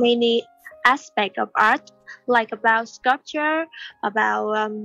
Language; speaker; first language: English; non-native, learner; Vietnamese